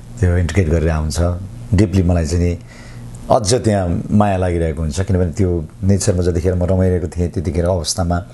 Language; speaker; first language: Nepali; native; Nepali